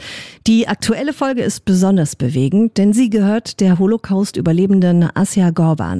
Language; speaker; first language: German; native; German